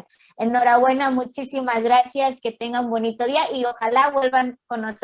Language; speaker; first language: Spanish; native; Spanish